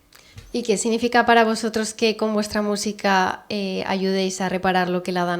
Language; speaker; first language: Spanish; native; Spanish